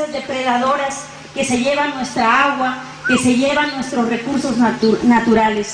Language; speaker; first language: Spanish; native; Spanish